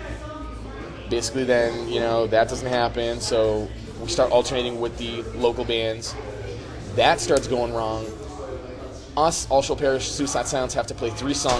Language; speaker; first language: English; native; English